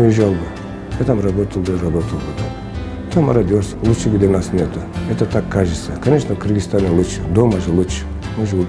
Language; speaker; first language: Russian; non-native, local second language; Kyrgyz